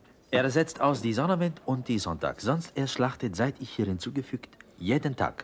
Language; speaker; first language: German; non-native, fluent; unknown